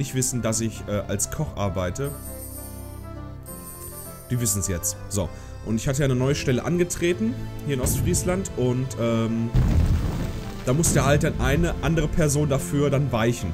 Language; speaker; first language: German; native; German